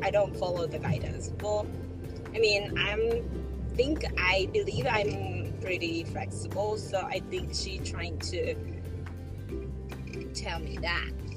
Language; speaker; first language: English; non-native, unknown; Japanese